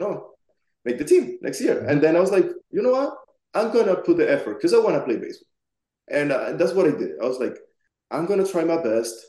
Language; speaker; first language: English; non-native, fluent; Spanish